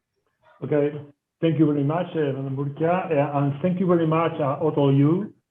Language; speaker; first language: English; non-native, fluent; Spanish